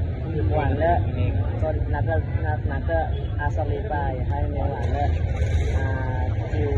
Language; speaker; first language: Chinese; non-native, learner; Indonesian